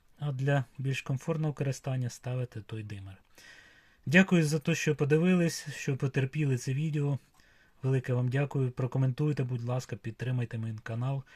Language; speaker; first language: Ukrainian; non-native, local second language; Russian